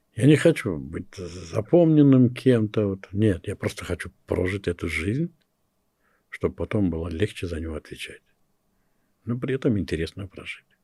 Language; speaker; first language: Russian; non-native, local second language; Kyrgyz